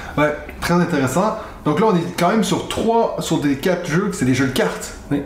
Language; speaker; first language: French; native; French